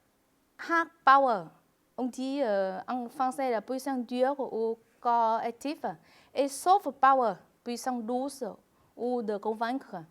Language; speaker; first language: French; non-native, fluent; Vietnamese